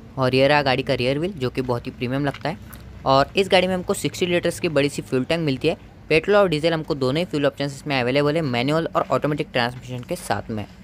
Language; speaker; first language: Hindi; non-native, local second language; Marathi